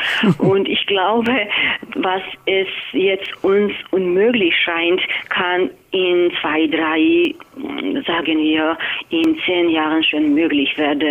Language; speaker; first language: German; non-native, fluent; Georgian